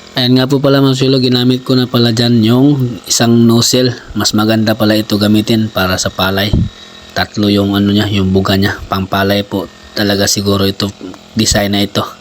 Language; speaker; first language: Filipino; non-native, local second language; Cebuano